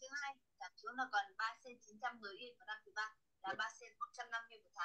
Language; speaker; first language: Vietnamese; native; Vietnamese